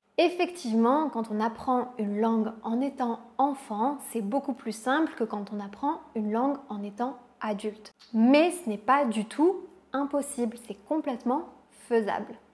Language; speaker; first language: French; native; French